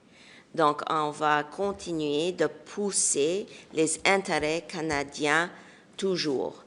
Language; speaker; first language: French; non-native, local second language; English